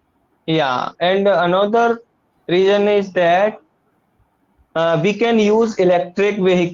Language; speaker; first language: English; non-native, learner; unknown